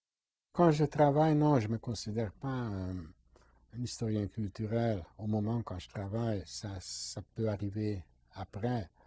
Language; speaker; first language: French; non-native, fluent; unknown